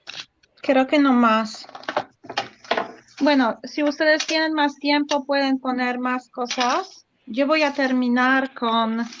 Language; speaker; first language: Spanish; non-native, learner; Polish